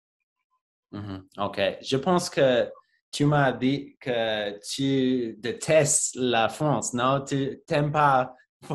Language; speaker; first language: French; non-native, learner; English